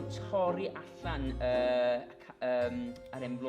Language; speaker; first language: Welsh; native; Welsh